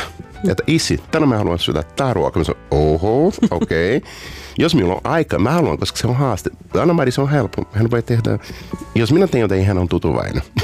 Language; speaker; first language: Finnish; non-native, learner; Portuguese